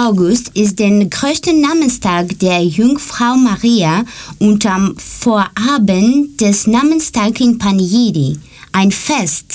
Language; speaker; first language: German; non-native, learner; Greek